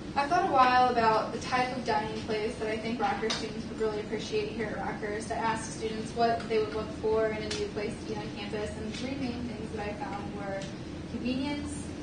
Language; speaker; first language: English; native; English